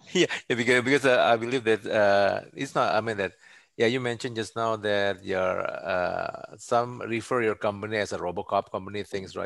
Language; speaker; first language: English; non-native, fluent; Indonesian